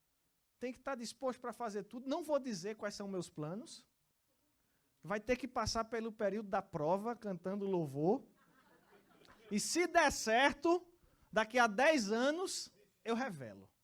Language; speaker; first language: Portuguese; native; Portuguese